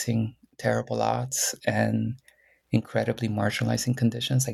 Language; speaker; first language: English; early bilingual, other home language; Spanish